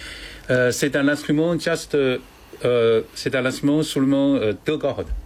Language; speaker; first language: French; non-native, learner; Chinese